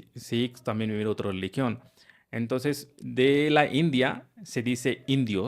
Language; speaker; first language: Spanish; non-native, fluent; Hindi